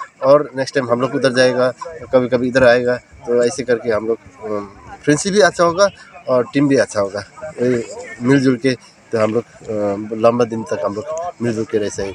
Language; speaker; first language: Hindi; non-native, fluent; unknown